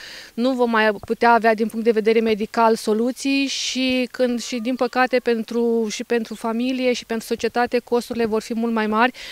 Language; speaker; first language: Romanian; native; Romanian